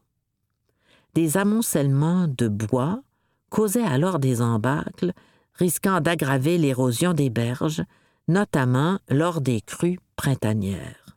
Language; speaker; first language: French; native; French